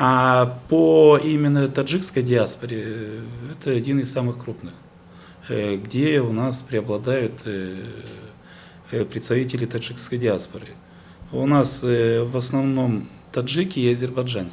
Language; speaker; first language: Russian; native; Russian